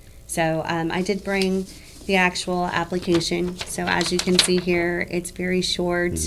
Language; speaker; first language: English; native; English